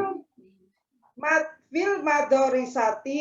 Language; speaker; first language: Arabic; non-native, learner; Indonesian